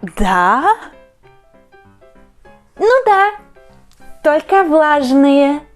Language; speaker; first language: Russian; non-native, learner; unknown